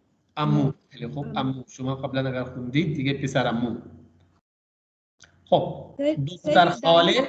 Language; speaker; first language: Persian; non-native, fluent; Urdu